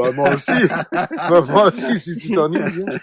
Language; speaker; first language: French; native; French